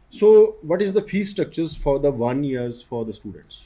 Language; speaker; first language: English; non-native, local second language; Punjabi